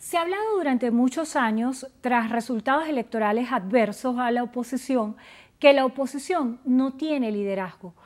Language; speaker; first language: Spanish; native; Spanish